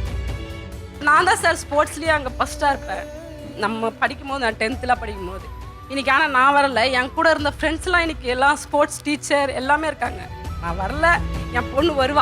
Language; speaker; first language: Tamil; native; Tamil